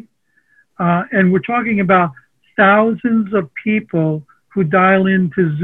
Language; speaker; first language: English; early bilingual, other home language; Armenian